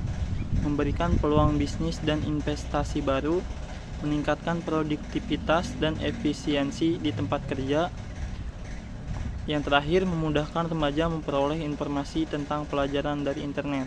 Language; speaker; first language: Indonesian; native; Indonesian